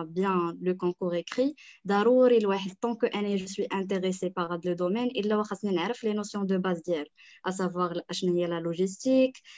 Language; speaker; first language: French; non-native, local second language; Arabic